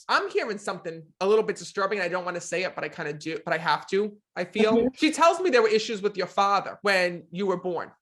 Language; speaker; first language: English; native; English